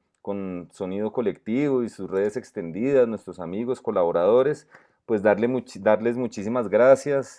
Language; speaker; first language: Spanish; native; Spanish